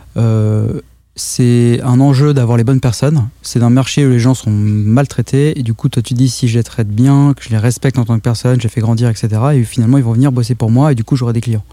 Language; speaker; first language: French; native; French